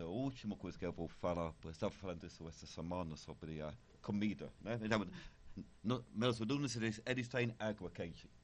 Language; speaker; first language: Portuguese; non-native, fluent; English